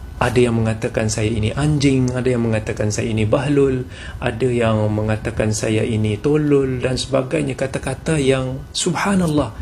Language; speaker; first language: Malay; native; Malay